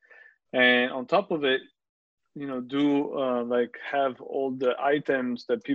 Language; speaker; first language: English; non-native, fluent; Italian